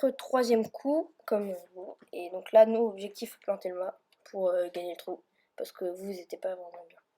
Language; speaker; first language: French; native; French